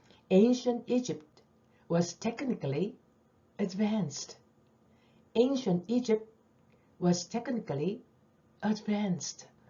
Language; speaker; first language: English; non-native, fluent; Korean